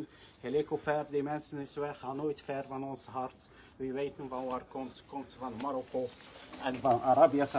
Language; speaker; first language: Dutch; non-native, learner; Arabic